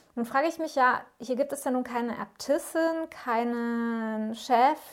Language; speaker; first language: German; non-native, fluent; Slovak